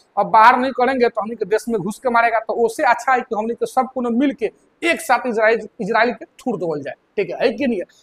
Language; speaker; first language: Hindi; native; Hindi